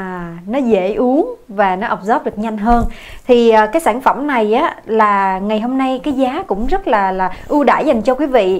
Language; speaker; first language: Vietnamese; native; Vietnamese